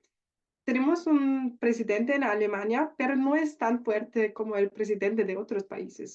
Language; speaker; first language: Spanish; non-native, learner; German